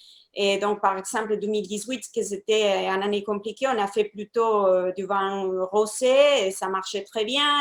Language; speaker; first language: French; non-native, fluent; Spanish